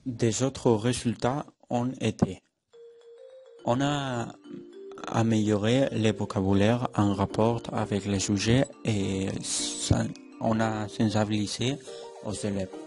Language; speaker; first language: French; non-native, learner; Spanish